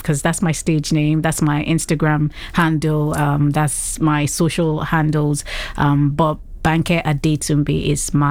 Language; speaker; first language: English; non-native, local second language; Yoruba